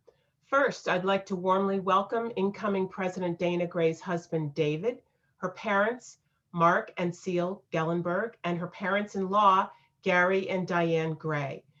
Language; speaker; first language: English; native; English